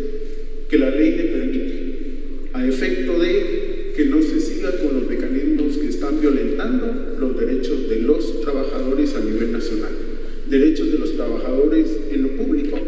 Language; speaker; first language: Spanish; native; Spanish